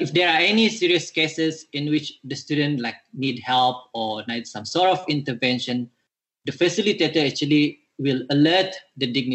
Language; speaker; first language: English; non-native, local second language; Malay